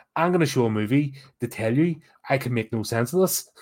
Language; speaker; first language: English; native; English